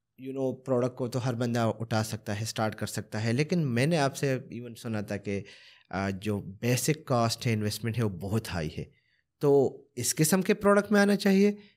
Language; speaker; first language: Urdu; non-native, local second language; Pashto